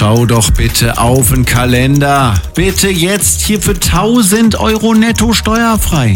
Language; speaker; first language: German; native; German